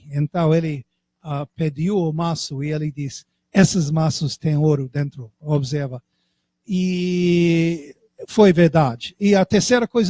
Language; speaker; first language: Portuguese; non-native, fluent; English